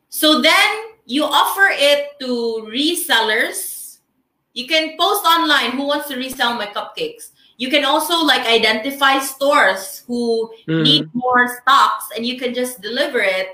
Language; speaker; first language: English; non-native, local second language; Filipino